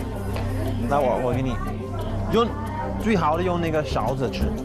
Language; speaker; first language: Chinese; non-native, learner; English